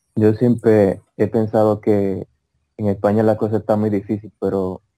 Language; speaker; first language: Spanish; native; Spanish